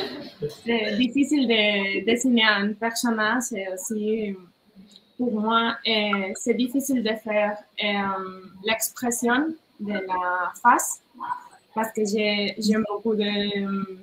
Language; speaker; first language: French; non-native, learner; Spanish